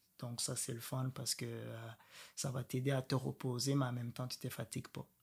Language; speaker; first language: French; non-native, local second language; Rundi